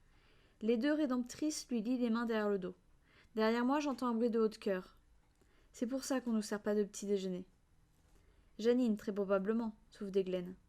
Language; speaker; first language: French; native; French